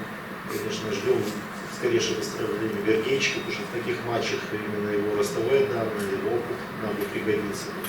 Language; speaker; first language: Russian; native; Russian